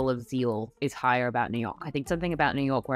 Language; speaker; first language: English; native; English